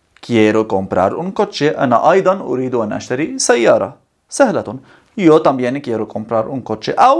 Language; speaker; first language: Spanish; non-native, fluent; Arabic